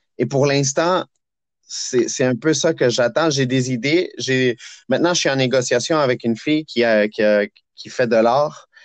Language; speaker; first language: French; early bilingual, other home language; Spanish